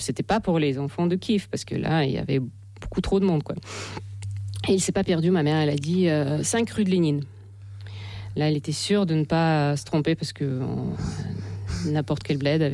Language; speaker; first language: French; non-native, fluent; Russian